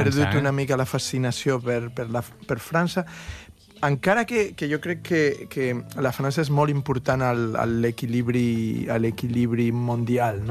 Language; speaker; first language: Catalan; non-native, local second language; Spanish